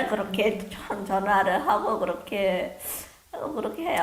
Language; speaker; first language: Korean; non-native, fluent; Khmer